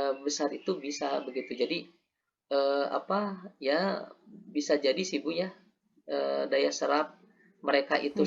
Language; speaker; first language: Indonesian; native; Indonesian